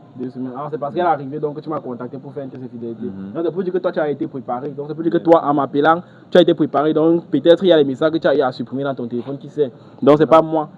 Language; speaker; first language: French; native; French